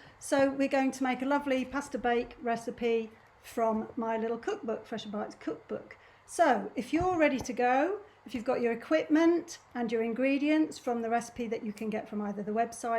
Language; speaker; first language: English; native; English